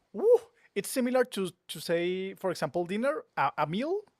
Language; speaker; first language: English; non-native, learner; Spanish